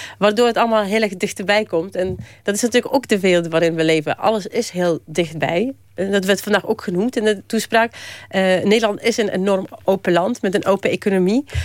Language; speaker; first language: Dutch; early bilingual, other home language; Polish